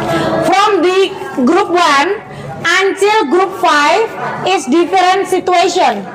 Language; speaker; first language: English; non-native, learner; Indonesian